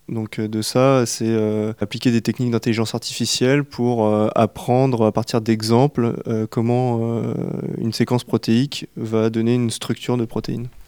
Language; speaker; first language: French; native; French